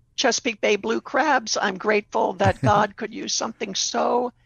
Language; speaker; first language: English; native; English